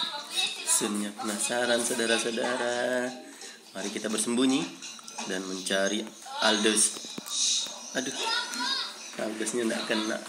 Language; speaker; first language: Indonesian; native; Indonesian